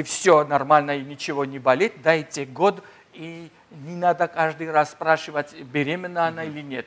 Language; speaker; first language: Russian; non-native, fluent; Georgian